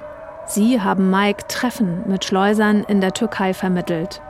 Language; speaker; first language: German; native; German